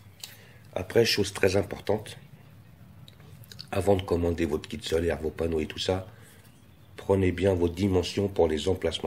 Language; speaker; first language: French; native; French